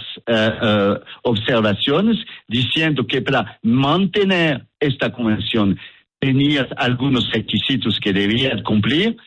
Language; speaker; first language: Spanish; non-native, fluent; French